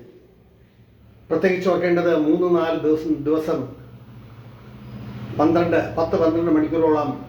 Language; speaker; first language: Malayalam; native; Malayalam